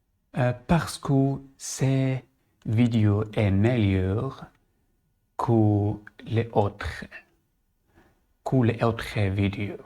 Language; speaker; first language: French; non-native, learner; Arabic